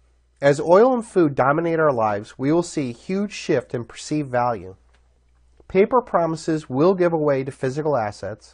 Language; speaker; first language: English; native; English